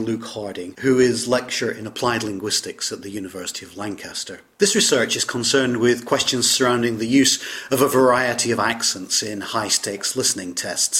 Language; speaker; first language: English; native; English